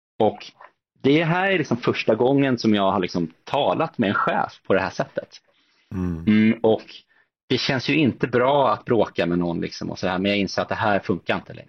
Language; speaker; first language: Swedish; native; Swedish